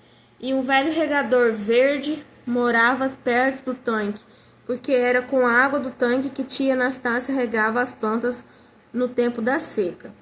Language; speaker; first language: Portuguese; native; Portuguese